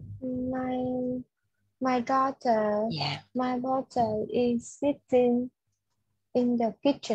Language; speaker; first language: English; non-native, learner; Vietnamese